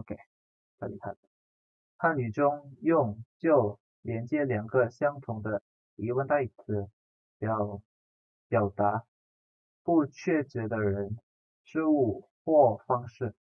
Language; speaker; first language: Chinese; non-native, fluent; Indonesian